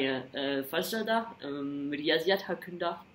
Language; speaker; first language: Azerbaijani; non-native, learner; French